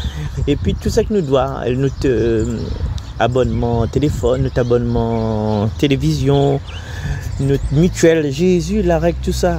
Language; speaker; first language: French; non-native, local second language; Réunion Creole French